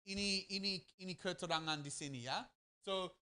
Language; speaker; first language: Indonesian; non-native, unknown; English